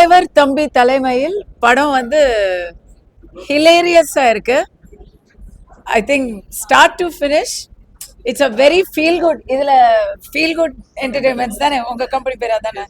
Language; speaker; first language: Tamil; native; Tamil